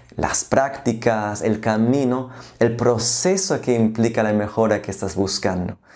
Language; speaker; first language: Spanish; non-native, fluent; German